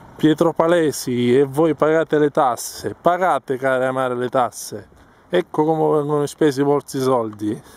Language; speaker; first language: Italian; native; Italian